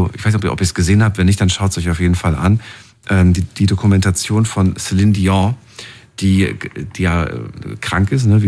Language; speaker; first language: German; native; German